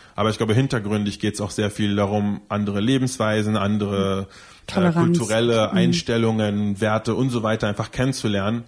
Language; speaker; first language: German; native; German